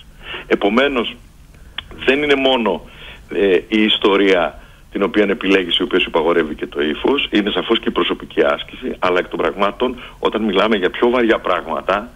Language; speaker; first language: Greek; native; Greek